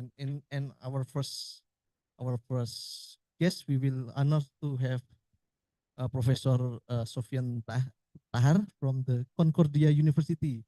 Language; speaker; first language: English; non-native, learner; Indonesian